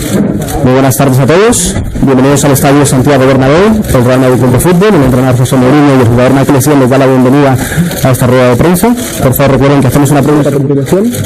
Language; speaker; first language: Spanish; native; Spanish